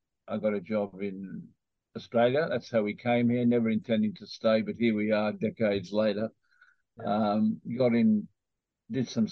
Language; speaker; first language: English; native; English